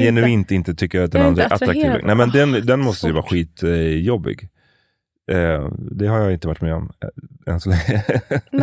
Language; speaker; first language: Swedish; native; Swedish